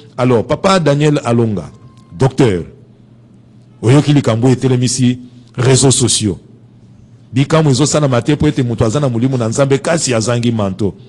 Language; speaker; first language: Lingala; native; Lingala